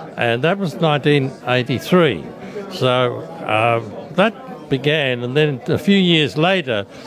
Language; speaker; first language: English; early bilingual, other home language; Italian